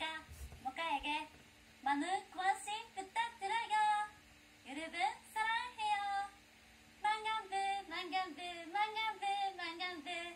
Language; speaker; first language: Korean; non-native, learner; Japanese